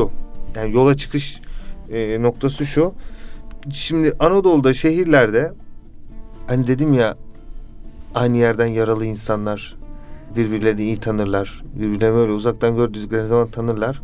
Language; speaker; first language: Turkish; native; Turkish